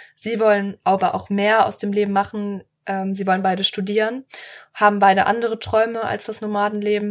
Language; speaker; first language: German; native; German